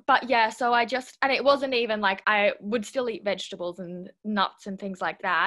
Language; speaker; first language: English; native; English